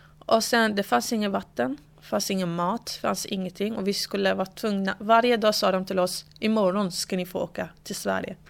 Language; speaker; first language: Swedish; early bilingual, other home language; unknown